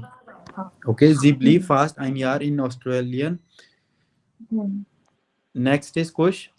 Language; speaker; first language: German; non-native, fluent; Hindi